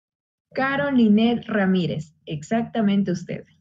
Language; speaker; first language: Spanish; native; Spanish